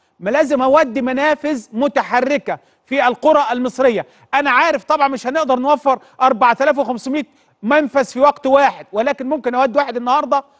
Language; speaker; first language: Arabic; native; Arabic